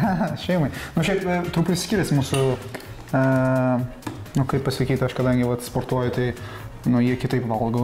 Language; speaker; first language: Lithuanian; non-native, fluent; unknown